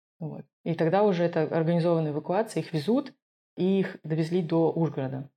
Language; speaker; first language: Russian; non-native, local second language; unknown